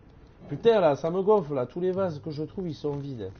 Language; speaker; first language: French; native; French